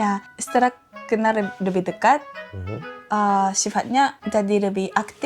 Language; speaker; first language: Indonesian; non-native, fluent; Japanese